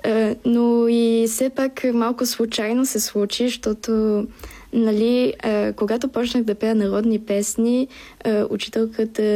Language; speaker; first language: Bulgarian; early bilingual, heritage; Bulgarian